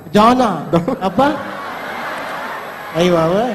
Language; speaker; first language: Telugu; native; Telugu